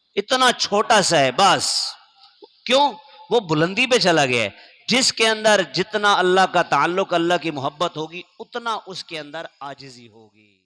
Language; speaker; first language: Urdu; non-native, local second language; Pashto